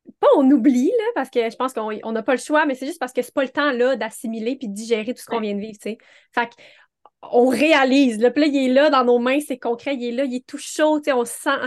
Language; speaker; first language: French; native; French